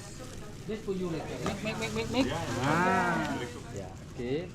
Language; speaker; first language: English; non-native, learner; Indonesian